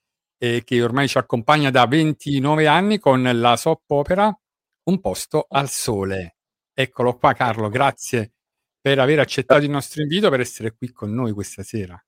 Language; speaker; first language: Italian; native; Italian